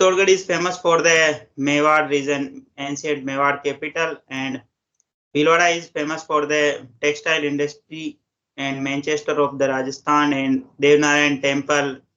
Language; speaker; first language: English; non-native, local second language; Hindi